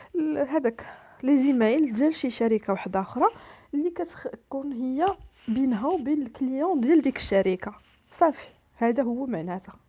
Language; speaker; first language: Arabic; native; Arabic